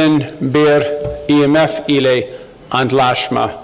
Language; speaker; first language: Turkish; non-native, learner; English